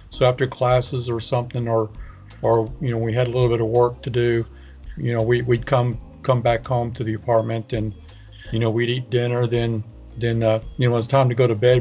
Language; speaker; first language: English; native; English